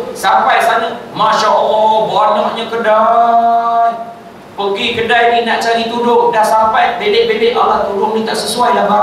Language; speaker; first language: Malay; native; Malay